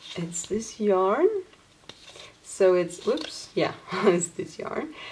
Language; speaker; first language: English; non-native, fluent; Polish